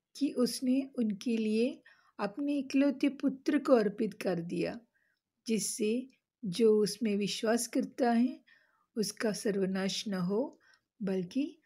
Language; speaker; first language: Hindi; non-native, local second language; Malayalam